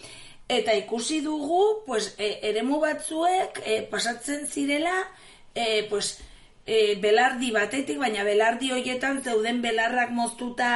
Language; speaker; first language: Basque; native; Basque